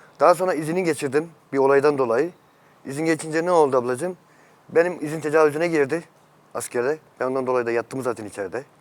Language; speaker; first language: Turkish; native; Turkish